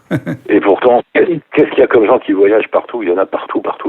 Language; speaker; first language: French; native; French